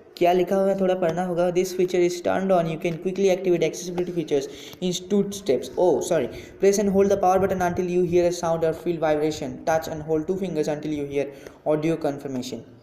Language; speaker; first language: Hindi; non-native, local second language; Bangla